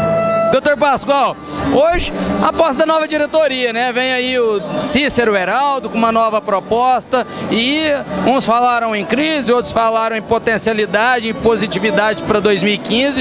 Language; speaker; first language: Portuguese; native; Portuguese